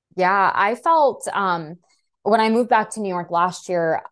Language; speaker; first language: English; early bilingual, other home language; Russian